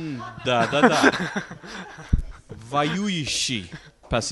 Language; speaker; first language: Russian; non-native, fluent; English